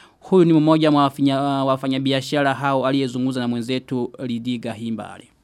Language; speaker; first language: Swahili; non-native, local second language; Rundi